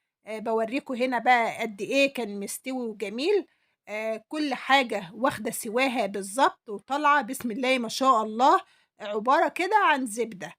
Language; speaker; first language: Arabic; native; Arabic